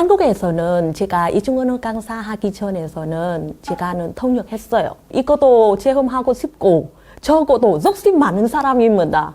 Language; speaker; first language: Korean; non-native, learner; Vietnamese